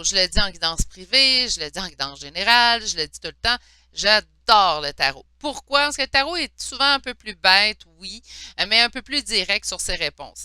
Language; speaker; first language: French; native; French